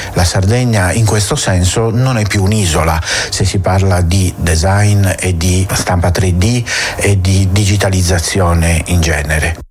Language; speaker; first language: Italian; native; Italian